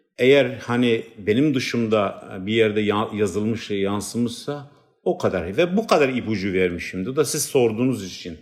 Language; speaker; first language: Turkish; non-native, local second language; Kurdish